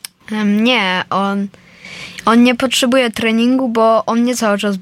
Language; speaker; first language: Polish; early bilingual, heritage; Polish